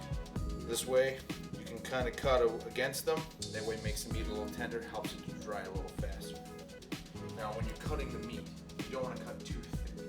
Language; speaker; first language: English; native; English